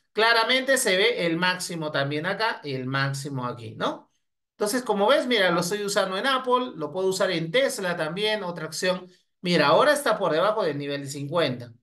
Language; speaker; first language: Spanish; native; Spanish